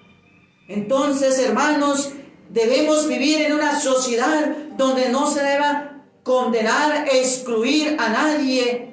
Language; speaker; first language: Spanish; native; Spanish